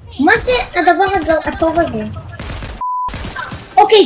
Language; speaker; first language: Hebrew; native; Hebrew